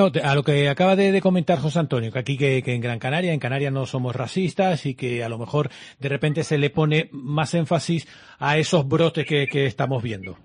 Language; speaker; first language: Spanish; native; Spanish